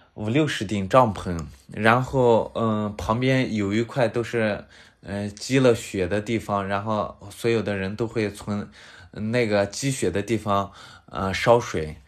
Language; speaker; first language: Chinese; native; Chinese